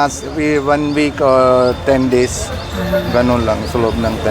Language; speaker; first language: Filipino; non-native, learner; Punjabi